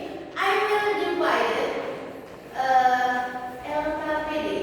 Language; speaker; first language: English; non-native, fluent; Indonesian